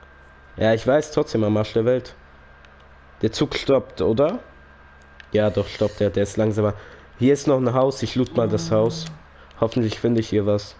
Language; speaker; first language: German; native; German